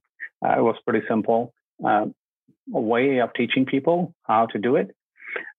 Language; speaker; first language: English; non-native, local second language; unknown